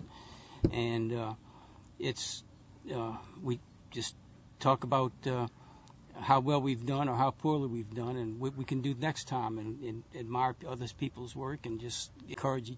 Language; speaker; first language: English; native; English